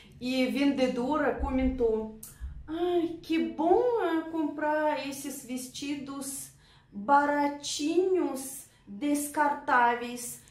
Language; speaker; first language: Portuguese; non-native, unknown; Russian